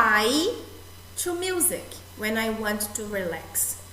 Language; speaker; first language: English; non-native, fluent; Portuguese